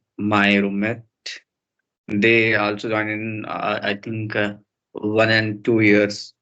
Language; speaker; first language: English; non-native, learner; Hindi